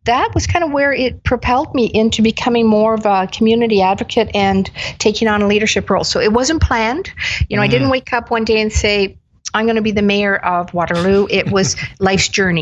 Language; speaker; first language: English; native; English